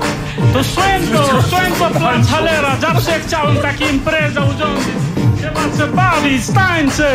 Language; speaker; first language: Polish; non-native, learner; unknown